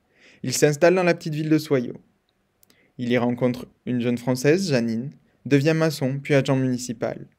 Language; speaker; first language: French; native; French